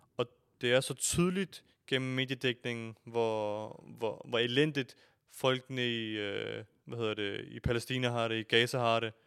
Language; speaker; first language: Danish; early bilingual, other home language; Urdu